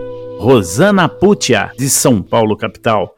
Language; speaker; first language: Portuguese; native; Portuguese